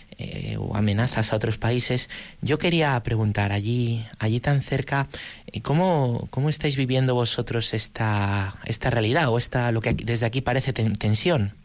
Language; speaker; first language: Spanish; native; Spanish